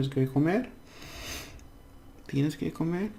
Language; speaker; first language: Spanish; non-native, learner; English